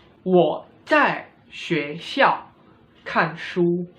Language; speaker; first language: Chinese; non-native, fluent; Indonesian